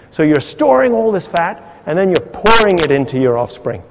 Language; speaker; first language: English; native; English